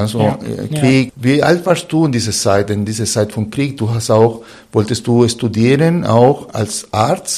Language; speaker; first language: German; non-native, fluent; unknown